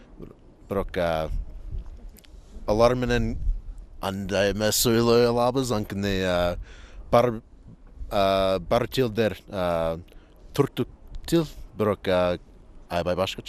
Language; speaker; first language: Kyrgyz; non-native, learner; English